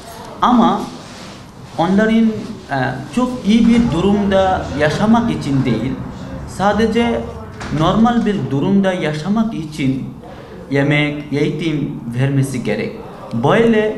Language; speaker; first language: Turkish; non-native, learner; Bangla